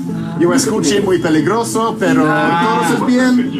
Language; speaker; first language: Spanish; non-native, learner; English